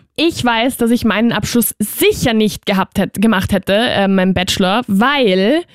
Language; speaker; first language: German; non-native, fluent; Spanish